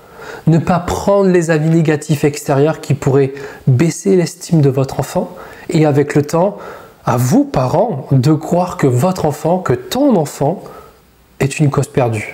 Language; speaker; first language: French; native; French